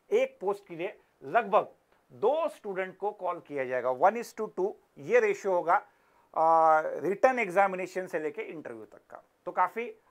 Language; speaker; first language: Hindi; non-native, local second language; Marathi